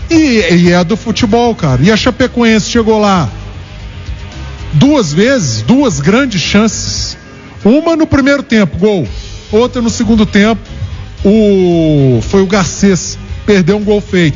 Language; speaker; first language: Portuguese; native; Portuguese